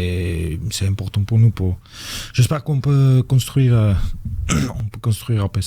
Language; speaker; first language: French; non-native, fluent; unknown